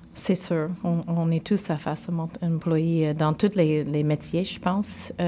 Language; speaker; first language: French; non-native, fluent; English